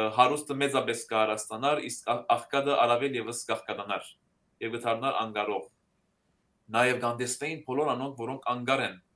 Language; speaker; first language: Armenian; early bilingual, heritage; Armenian